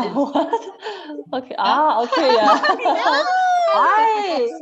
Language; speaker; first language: English; non-native, learner; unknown